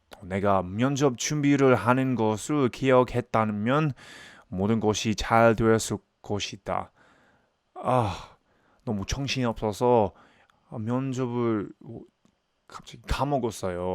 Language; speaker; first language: Korean; non-native, learner; English